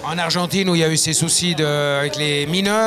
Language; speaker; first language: French; native; French